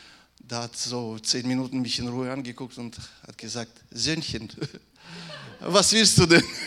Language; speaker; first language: German; non-native, fluent; Russian